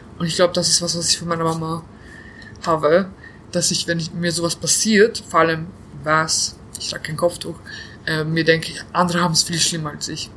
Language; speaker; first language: German; early bilingual, other home language; Bosnian